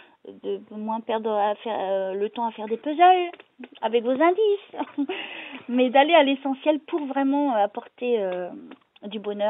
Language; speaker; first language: French; native; French